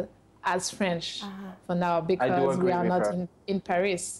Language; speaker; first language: English; non-native, fluent; French